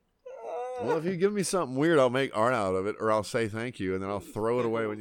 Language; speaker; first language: English; native; English